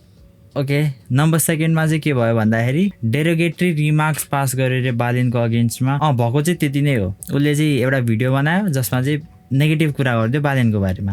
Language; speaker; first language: Nepali; native; Nepali